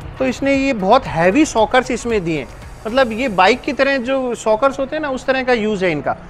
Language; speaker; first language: Hindi; native; Hindi